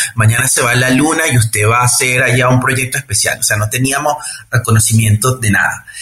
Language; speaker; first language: Spanish; native; Spanish